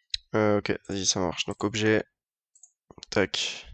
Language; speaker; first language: French; native; French